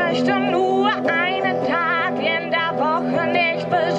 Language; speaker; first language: German; non-native, learner; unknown